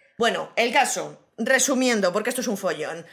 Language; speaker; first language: Spanish; native; Spanish